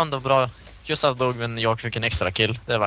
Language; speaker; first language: Swedish; native; Swedish